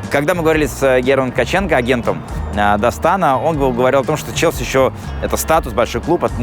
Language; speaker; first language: Russian; native; Russian